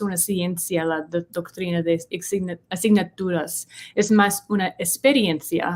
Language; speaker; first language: Spanish; non-native, learner; English